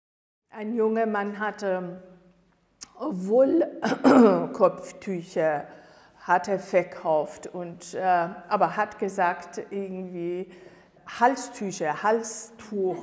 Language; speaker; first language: German; non-native, fluent; Persian